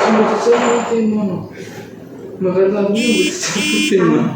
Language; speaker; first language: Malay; non-native, local second language; Javanese